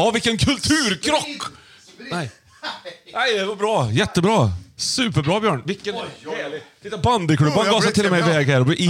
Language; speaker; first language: Swedish; native; Swedish